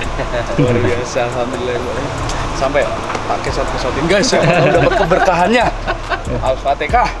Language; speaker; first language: Indonesian; non-native, local second language; Javanese